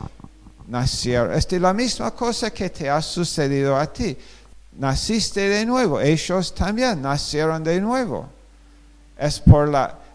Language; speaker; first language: Spanish; non-native, fluent; English